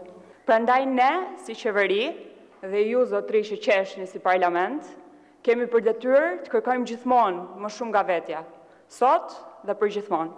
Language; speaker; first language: Albanian; native; Albanian